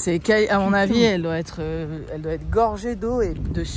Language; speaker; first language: French; native; French